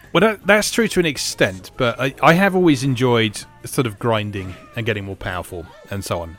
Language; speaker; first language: English; native; English